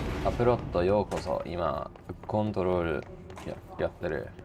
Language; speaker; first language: Japanese; non-native, learner; English